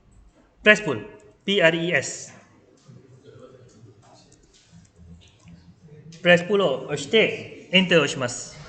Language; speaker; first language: Japanese; non-native, fluent; Malay